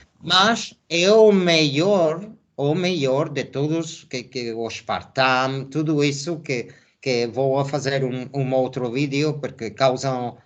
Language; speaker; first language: Portuguese; non-native, fluent; Spanish